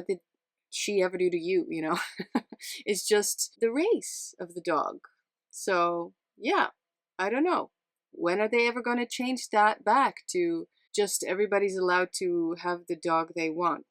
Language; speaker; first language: English; non-native, fluent; Dutch